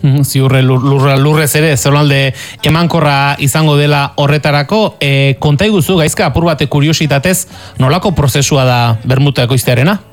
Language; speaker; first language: Basque; native; Basque